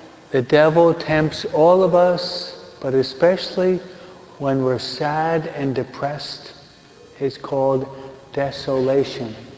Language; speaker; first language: English; native; English